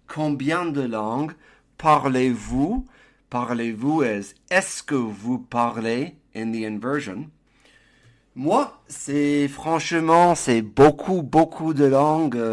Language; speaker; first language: French; non-native, fluent; English